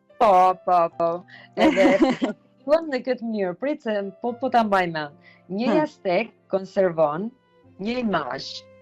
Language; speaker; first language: Albanian; native; Albanian